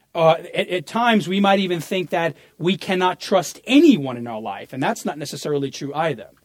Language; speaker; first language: English; early bilingual, other home language; Italian